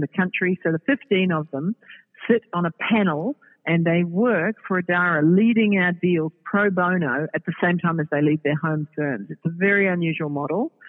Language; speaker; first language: English; native; English